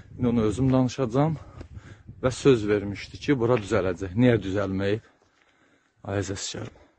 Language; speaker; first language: Azerbaijani; native; Azerbaijani